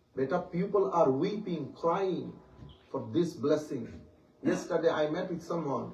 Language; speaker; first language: English; non-native, local second language; Bangla